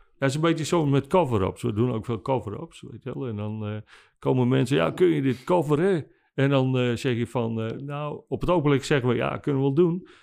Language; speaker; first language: Dutch; non-native, local second language; Western Frisian